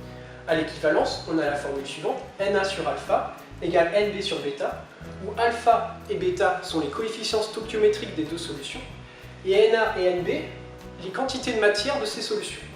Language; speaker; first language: French; native; French